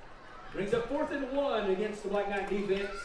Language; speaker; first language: English; native; English